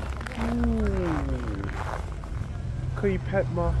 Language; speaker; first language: Chinese; non-native, learner; English